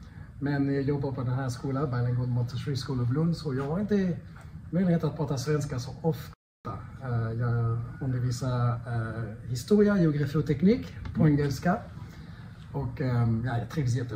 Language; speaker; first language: Swedish; non-native, fluent; French